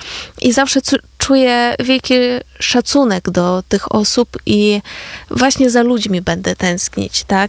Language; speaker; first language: Polish; non-native, fluent; Ukrainian